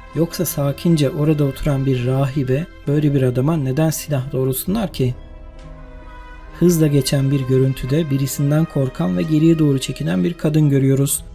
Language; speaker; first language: Turkish; native; Turkish